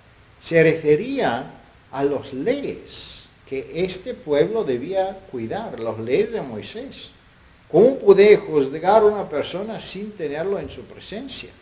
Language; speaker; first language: Spanish; non-native, fluent; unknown